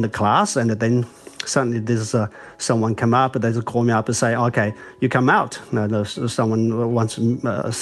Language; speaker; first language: English; non-native, fluent; Chinese